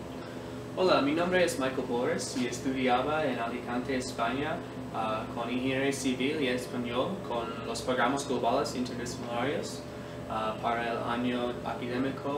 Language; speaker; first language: Spanish; non-native, learner; English